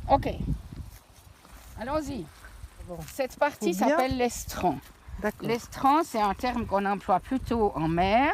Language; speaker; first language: French; native; French